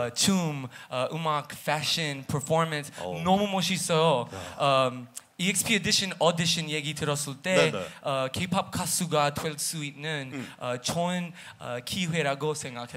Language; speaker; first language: Korean; non-native, learner; English